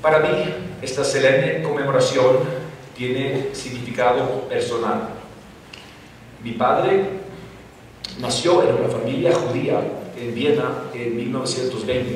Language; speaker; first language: Spanish; non-native, fluent; English